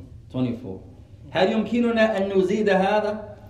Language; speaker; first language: Arabic; non-native, fluent; English